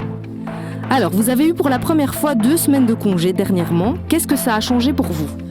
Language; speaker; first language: French; native; French